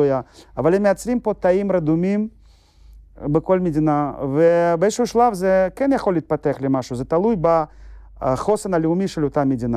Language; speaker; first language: Hebrew; non-native, fluent; Russian